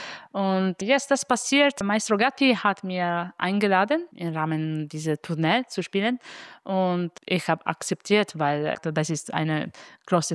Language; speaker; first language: German; non-native, fluent; Italian